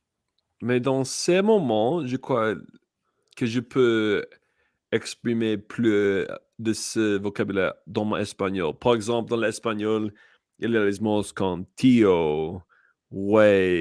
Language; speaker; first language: French; non-native, learner; English